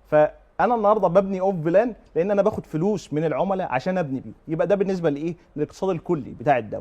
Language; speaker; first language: Arabic; native; Arabic